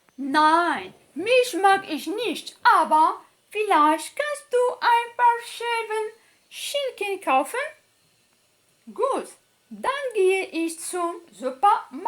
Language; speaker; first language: German; non-native, learner; Arabic